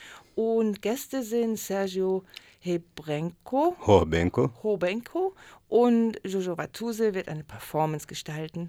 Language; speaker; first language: German; native; German